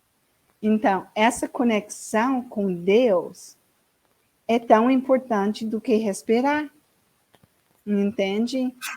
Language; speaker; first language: Portuguese; non-native, learner; English